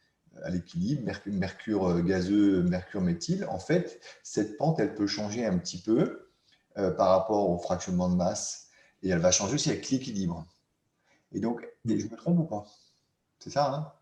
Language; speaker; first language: French; native; French